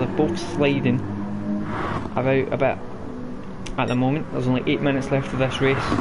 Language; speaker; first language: English; native; English